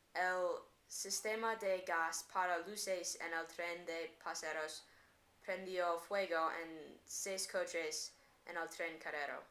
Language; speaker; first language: Spanish; non-native, learner; English